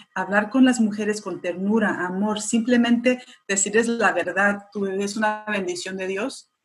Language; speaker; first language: Spanish; early bilingual, heritage; Spanish